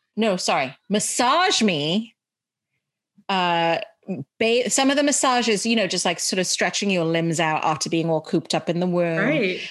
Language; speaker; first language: English; early bilingual, heritage; Arabic